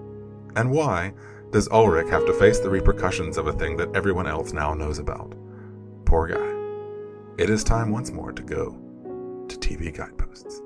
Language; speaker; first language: English; native; English